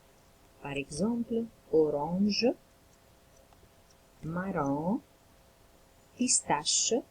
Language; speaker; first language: French; non-native, local second language; Arabic